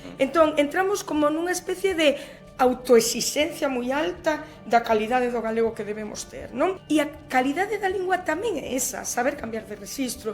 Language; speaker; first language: Galician; non-native, local second language; Spanish